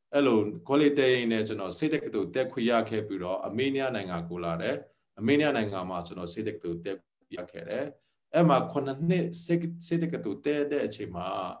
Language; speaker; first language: Burmese; non-native, local second language; Hakha Chin